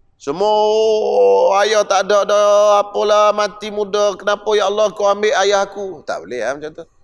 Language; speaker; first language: Malay; native; Malay